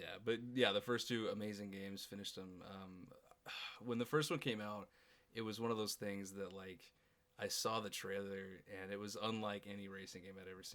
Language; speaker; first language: English; native; English